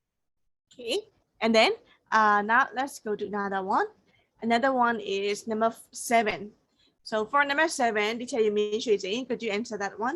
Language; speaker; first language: English; non-native, fluent; Burmese